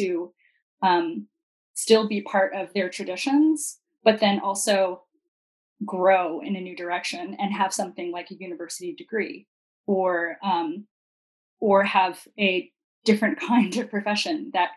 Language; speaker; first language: English; native; English